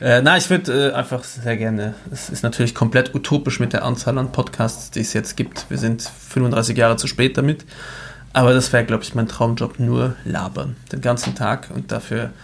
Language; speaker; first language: German; native; German